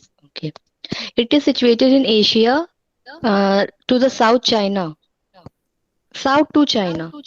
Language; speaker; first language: English; non-native, local second language; Hindi